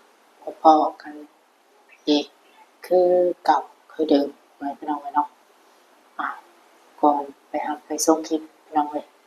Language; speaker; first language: Thai; non-native, local second language; Lao